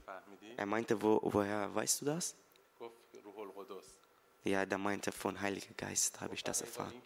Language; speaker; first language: German; early bilingual, other home language; Persian